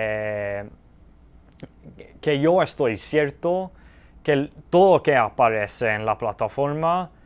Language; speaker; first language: Spanish; early bilingual, heritage; Spanish